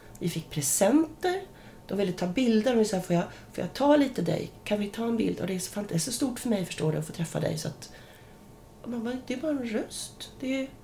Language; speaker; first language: Swedish; native; Swedish